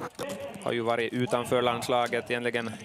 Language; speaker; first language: Swedish; native; Swedish